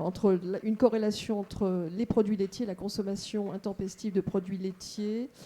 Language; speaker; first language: French; native; French